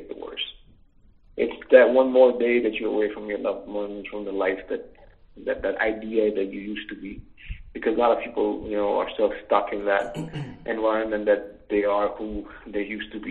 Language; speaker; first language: English; native; English